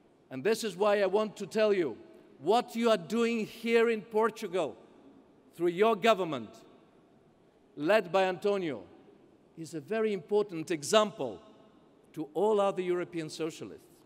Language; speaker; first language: English; non-native, fluent; Bulgarian